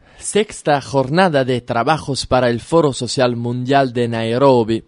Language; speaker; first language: Spanish; non-native, fluent; Italian